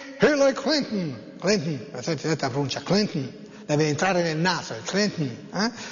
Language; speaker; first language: Italian; native; Italian